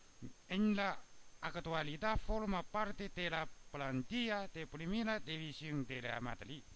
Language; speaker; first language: Spanish; non-native, learner; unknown